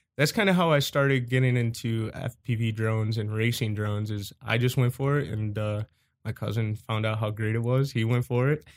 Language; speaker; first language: English; native; English